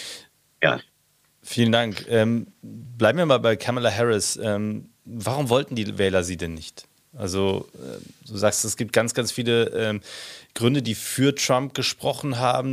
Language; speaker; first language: German; native; German